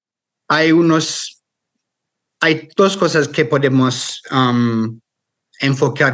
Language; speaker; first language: Spanish; non-native, fluent; French